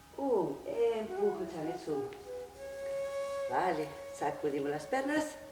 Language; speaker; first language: Galician; non-native, local second language; Spanish